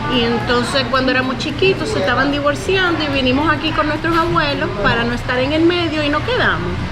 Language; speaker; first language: Spanish; early bilingual, other home language; English